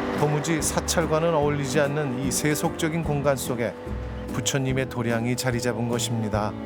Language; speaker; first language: Korean; native; Korean